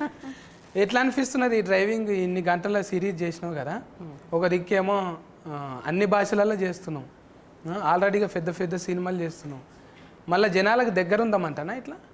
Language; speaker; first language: Telugu; native; Telugu